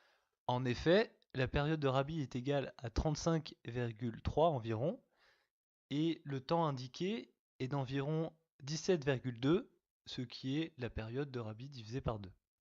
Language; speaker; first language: French; native; French